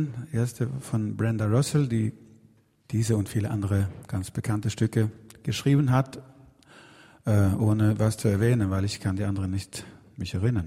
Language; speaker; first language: German; non-native, fluent; Swedish